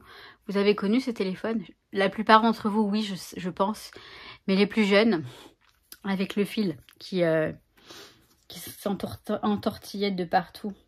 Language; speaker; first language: French; native; French